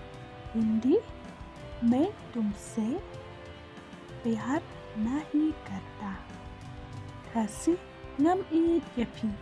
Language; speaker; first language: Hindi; non-native, local second language; Khasi